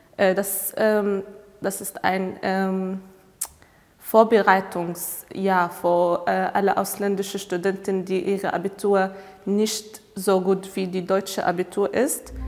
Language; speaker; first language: German; non-native, fluent; Arabic